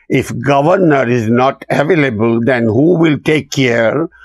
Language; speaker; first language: English; non-native, local second language; Urdu